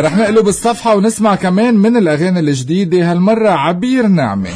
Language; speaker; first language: Arabic; native; Arabic